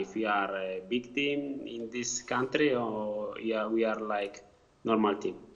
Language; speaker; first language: English; non-native, fluent; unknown